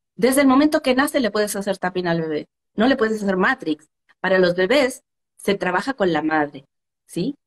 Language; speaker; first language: Spanish; native; Spanish